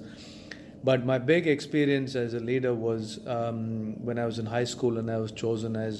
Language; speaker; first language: English; non-native, local second language; Tamil